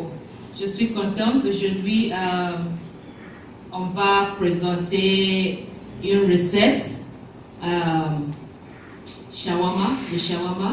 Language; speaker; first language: French; non-native, learner; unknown